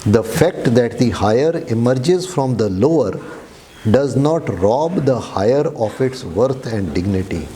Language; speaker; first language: English; non-native, local second language; Urdu